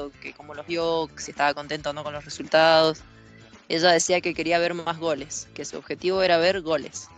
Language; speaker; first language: Spanish; native; Spanish